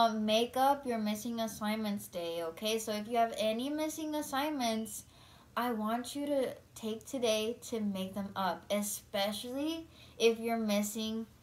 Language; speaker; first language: English; early bilingual, other home language; Spanish